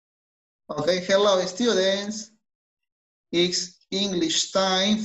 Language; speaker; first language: English; non-native, fluent; Spanish